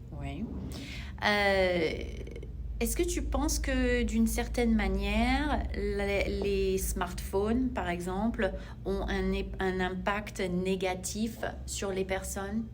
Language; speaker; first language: French; non-native, fluent; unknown